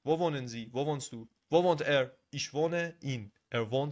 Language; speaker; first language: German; non-native, fluent; Persian